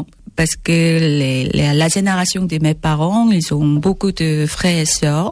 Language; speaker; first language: French; non-native, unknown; Korean